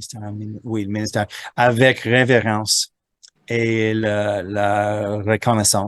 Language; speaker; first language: French; non-native, fluent; English